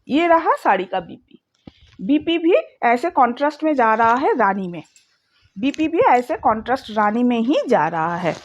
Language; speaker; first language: Hindi; non-native, local second language; Bangla